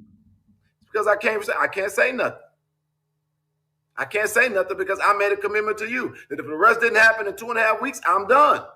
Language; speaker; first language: English; native; English